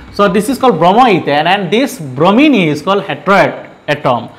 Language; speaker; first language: English; non-native, local second language; Bangla